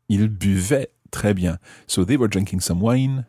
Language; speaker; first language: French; non-native, fluent; English